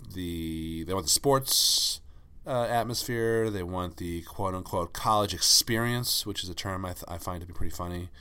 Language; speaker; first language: English; native; English